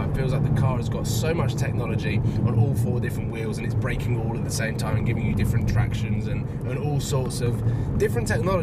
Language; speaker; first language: English; native; English